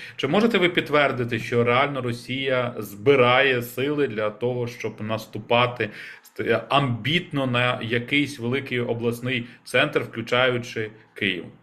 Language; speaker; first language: Ukrainian; native; Ukrainian